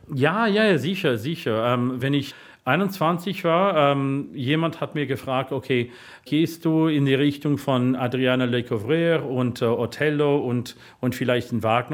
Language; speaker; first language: German; non-native, learner; English